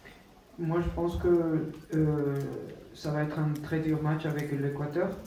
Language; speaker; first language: French; non-native, fluent; Spanish